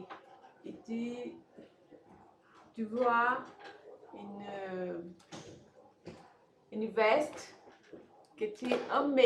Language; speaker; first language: French; non-native, learner; Portuguese